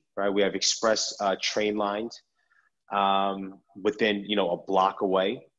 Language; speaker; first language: English; native; English